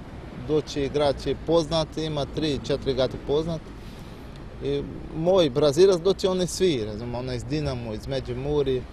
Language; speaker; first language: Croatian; non-native, learner; Portuguese